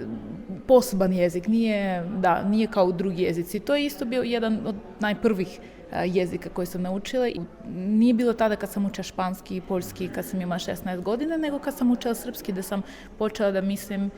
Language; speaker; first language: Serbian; non-native, fluent; Russian